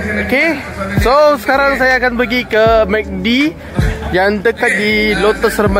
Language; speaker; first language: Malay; non-native, local second language; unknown